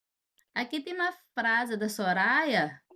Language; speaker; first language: Portuguese; non-native, fluent; Chinese